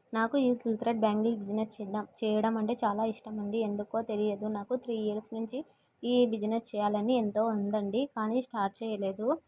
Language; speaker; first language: Telugu; non-native, local second language; Urdu